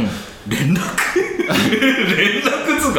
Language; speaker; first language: Japanese; native; Japanese